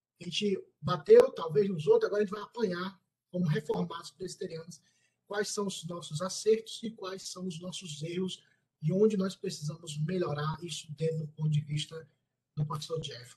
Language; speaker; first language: Portuguese; native; Portuguese